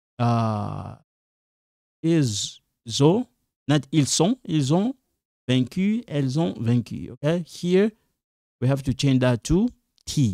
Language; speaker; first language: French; non-native, local second language; Lingala